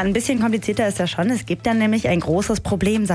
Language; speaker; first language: German; native; German